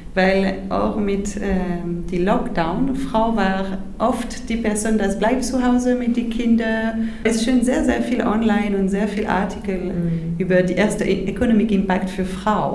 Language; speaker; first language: German; non-native, learner; French